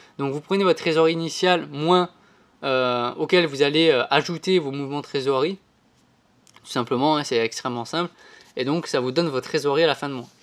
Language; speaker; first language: French; native; French